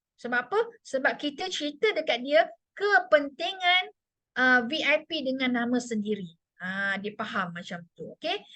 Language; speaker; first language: Malay; non-native, local second language; Chinese